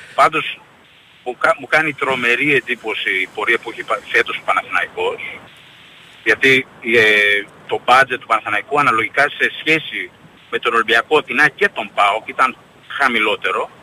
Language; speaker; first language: Greek; native; Greek